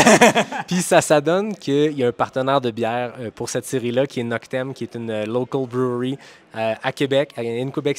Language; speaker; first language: French; native; French